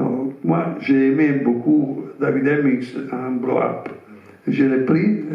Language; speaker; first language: French; non-native, fluent; Italian